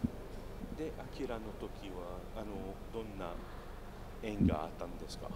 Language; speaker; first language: Japanese; non-native, fluent; French